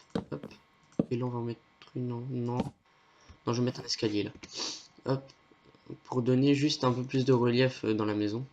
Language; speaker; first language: French; native; French